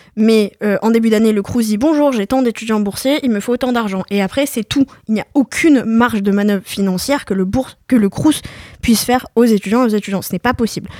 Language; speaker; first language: French; native; French